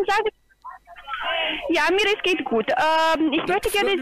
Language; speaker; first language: German; non-native, learner; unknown